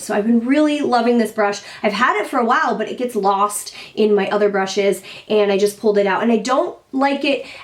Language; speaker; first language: English; native; English